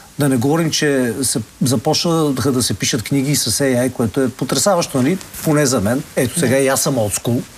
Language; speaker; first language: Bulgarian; native; Bulgarian